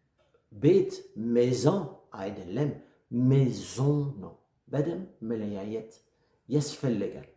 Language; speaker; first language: Amharic; non-native, learner; French